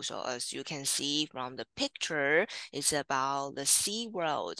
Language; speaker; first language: English; non-native, fluent; Chinese